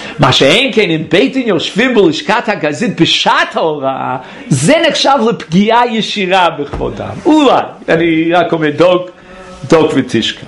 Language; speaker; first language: Hebrew; non-native, fluent; English